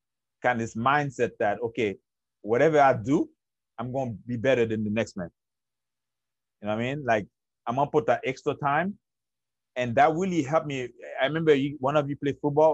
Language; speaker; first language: English; early bilingual, other home language; Haitian Creole